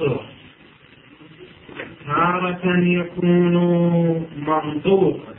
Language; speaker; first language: Arabic; native; Arabic